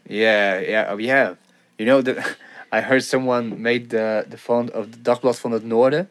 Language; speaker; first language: English; non-native, fluent; Dutch